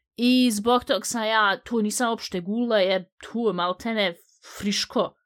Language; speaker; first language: Bosnian; early bilingual, heritage; Bosnian